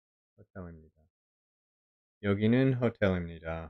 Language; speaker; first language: Korean; non-native, learner; English